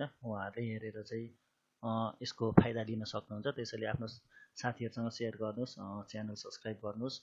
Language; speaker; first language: Nepali; native; Nepali